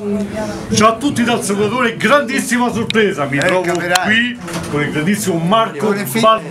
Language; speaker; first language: Italian; native; Italian